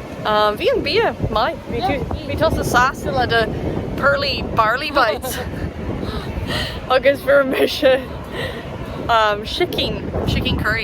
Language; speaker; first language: Irish; non-native, local second language; English